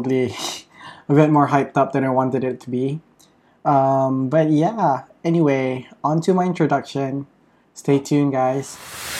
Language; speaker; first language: English; non-native, fluent; Malay